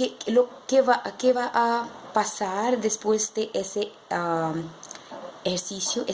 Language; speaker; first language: Spanish; non-native, learner; English